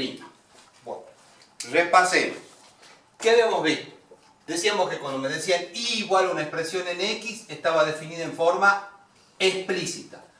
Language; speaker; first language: Spanish; native; Spanish